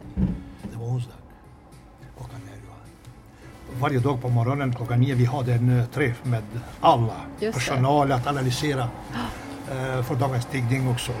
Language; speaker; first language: Swedish; non-native, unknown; Albanian